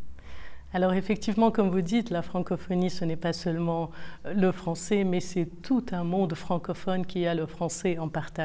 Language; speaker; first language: French; non-native, local second language; Arabic